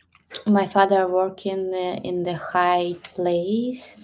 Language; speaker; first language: English; non-native, learner; Russian